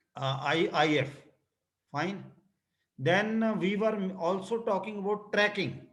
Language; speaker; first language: English; non-native, local second language; Punjabi